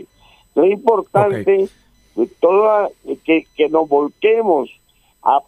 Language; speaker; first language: Spanish; native; Spanish